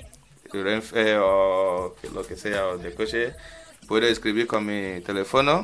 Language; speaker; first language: Spanish; non-native, learner; English